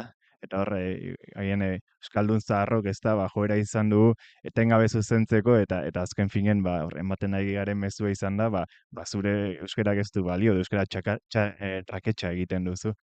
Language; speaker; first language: Basque; native; Basque